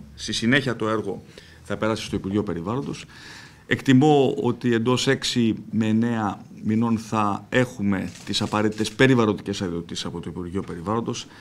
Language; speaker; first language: Greek; native; Greek